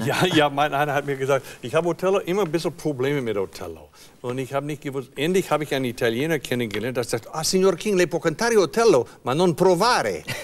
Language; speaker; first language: German; non-native, fluent; English